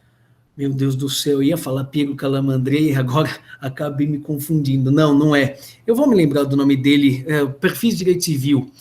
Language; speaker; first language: Portuguese; native; Portuguese